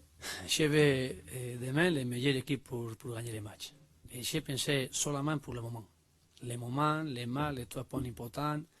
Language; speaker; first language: French; non-native, learner; Spanish